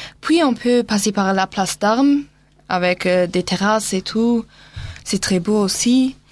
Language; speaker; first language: French; non-native, local second language; Portuguese